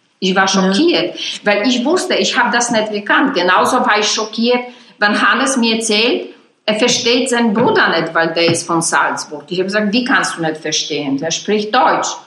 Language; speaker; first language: German; non-native, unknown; Polish